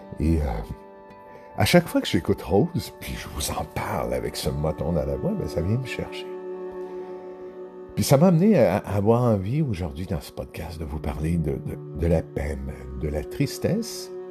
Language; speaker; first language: French; native; French